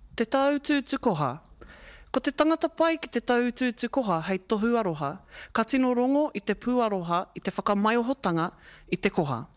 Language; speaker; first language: Māori; non-native, local second language; English